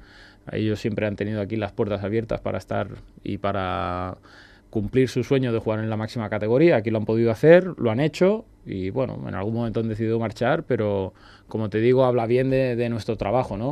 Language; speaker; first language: Spanish; native; Spanish